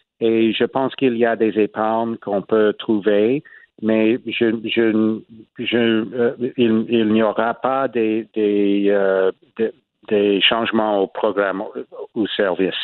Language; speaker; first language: French; non-native, learner; English